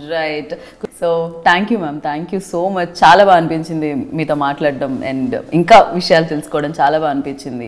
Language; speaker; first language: Telugu; native; Telugu